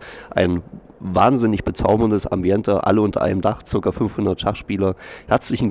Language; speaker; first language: German; native; German